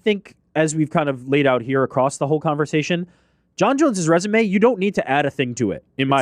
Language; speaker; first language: English; native; English